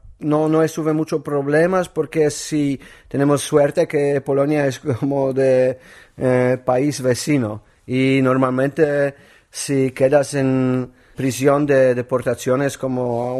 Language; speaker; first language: Spanish; non-native, learner; Polish